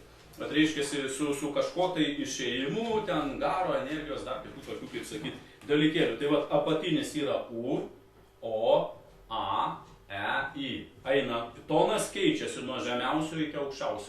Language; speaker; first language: Lithuanian; native; Lithuanian